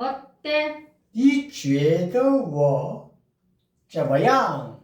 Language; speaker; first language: Chinese; non-native, learner; Korean